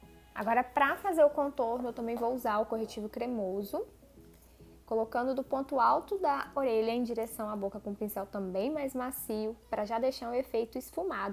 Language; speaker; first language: Portuguese; native; Portuguese